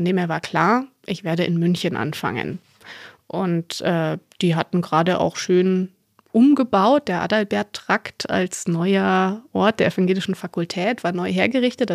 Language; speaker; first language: German; native; German